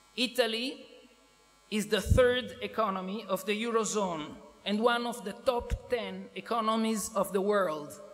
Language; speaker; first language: English; non-native, fluent; Italian